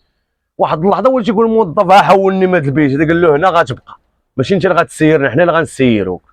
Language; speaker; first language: Arabic; native; Arabic